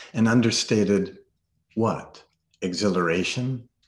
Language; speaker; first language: English; native; English